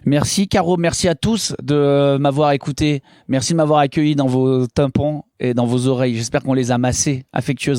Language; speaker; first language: French; native; French